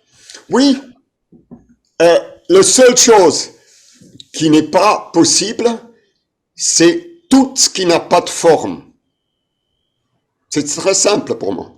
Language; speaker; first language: French; non-native, fluent; German